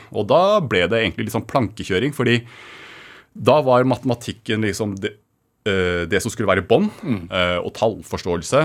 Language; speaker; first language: Norwegian; early bilingual, other home language; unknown